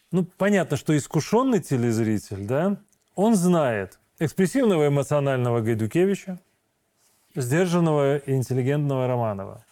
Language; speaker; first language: Russian; native; Russian